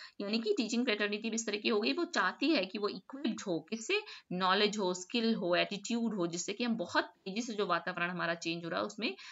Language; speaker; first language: Hindi; native; Hindi